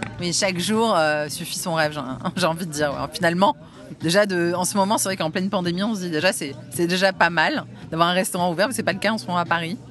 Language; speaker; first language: French; native; French